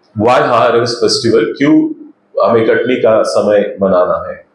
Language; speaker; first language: Hindi; non-native, local second language; Marathi